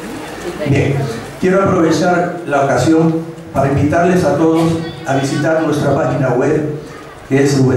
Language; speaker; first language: Spanish; native; Spanish